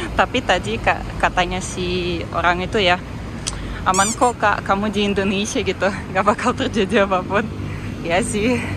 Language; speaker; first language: Indonesian; non-native, fluent; Russian